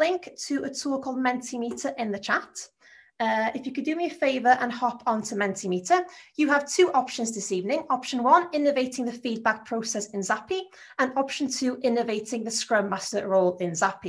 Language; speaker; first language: English; native; English